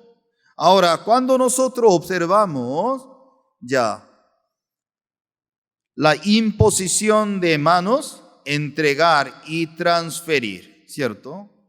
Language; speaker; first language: Spanish; non-native, fluent; Korean